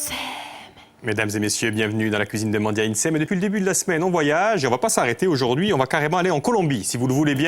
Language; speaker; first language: French; native; French